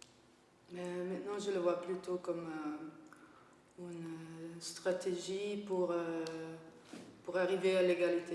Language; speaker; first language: French; non-native, fluent; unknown